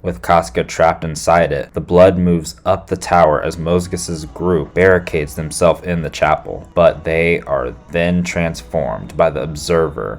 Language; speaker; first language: English; native; English